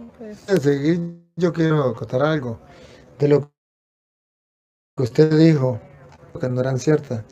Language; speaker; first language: Spanish; native; Spanish